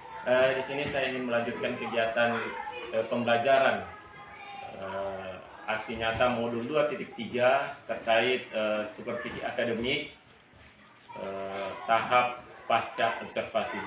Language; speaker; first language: Indonesian; native; Indonesian